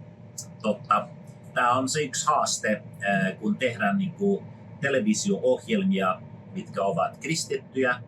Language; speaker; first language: Finnish; non-native, fluent; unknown